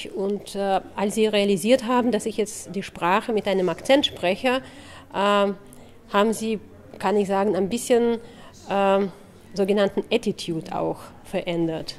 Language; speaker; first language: German; non-native, fluent; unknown